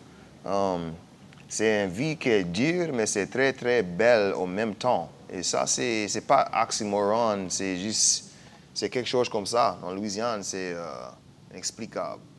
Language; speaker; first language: French; non-native, fluent; English